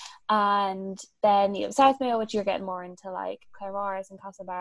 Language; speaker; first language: English; native; English